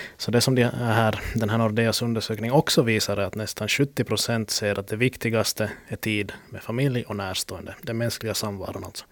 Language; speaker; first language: Swedish; native; Swedish